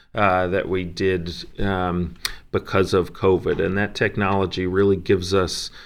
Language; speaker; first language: English; native; English